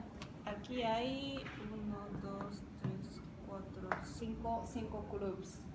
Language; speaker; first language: Spanish; non-native, fluent; Japanese